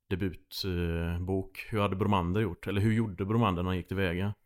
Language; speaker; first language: Swedish; native; Swedish